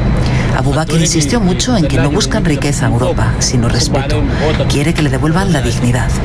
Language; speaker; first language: Spanish; native; Spanish